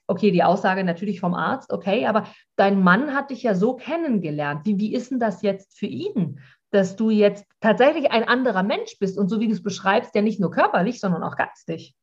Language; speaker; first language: German; native; German